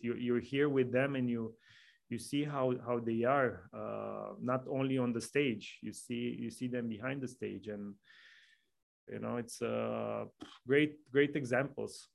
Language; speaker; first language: English; non-native, fluent; Romanian